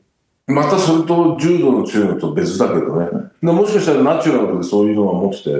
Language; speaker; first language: Japanese; native; Japanese